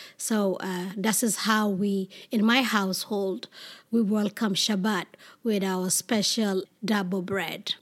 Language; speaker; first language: English; non-native, fluent; Amharic